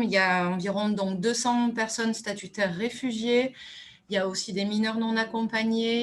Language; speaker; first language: French; native; French